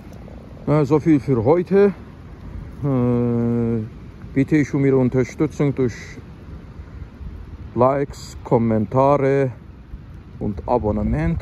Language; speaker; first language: German; non-native, fluent; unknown